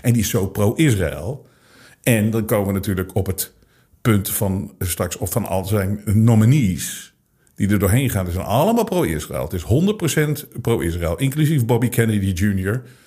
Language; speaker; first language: Dutch; native; Dutch